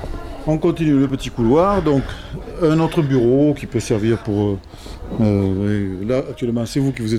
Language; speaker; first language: French; native; French